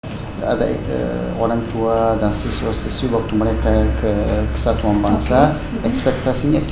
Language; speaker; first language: Indonesian; non-native, fluent; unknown